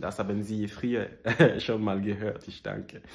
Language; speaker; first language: German; non-native, learner; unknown